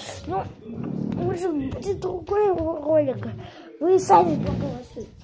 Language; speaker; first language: Russian; early bilingual, heritage; Russian